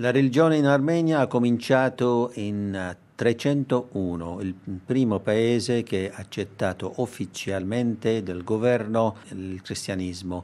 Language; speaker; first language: Italian; non-native, learner; Armenian